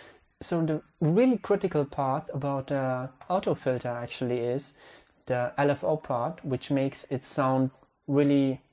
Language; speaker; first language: English; non-native, fluent; Hungarian